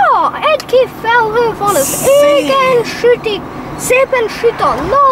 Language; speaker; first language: Hungarian; early bilingual, heritage; Hungarian